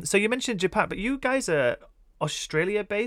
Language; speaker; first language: English; native; English